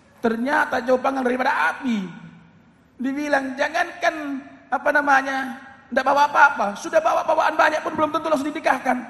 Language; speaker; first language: Indonesian; non-native, local second language; Javanese